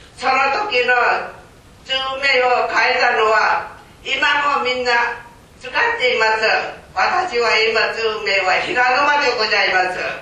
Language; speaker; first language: Japanese; non-native, fluent; Korean